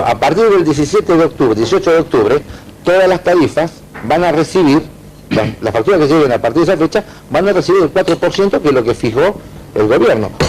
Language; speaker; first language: Spanish; native; Spanish